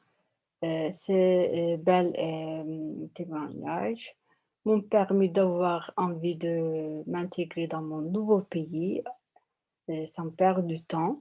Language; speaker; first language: French; non-native, learner; Turkish